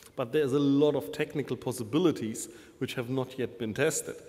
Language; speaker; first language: English; non-native, fluent; German